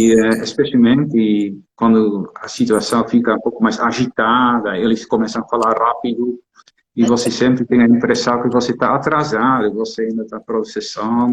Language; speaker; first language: Portuguese; non-native, fluent; Dutch